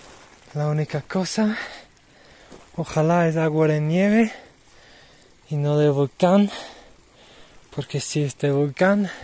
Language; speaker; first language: Spanish; non-native, learner; German